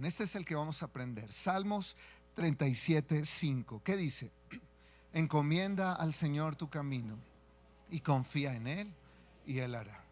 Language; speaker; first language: Spanish; native; Spanish